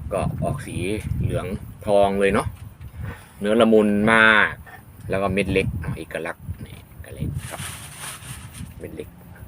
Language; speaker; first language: Thai; non-native, local second language; Northeastern Thai